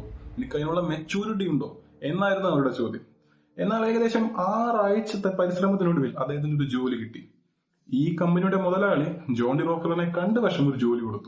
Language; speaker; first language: Malayalam; native; Malayalam